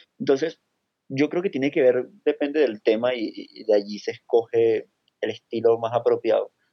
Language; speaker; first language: Spanish; native; Spanish